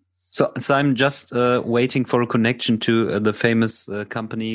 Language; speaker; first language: English; non-native, fluent; German